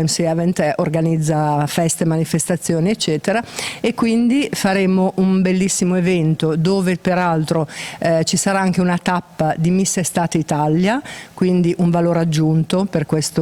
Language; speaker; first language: Italian; native; Italian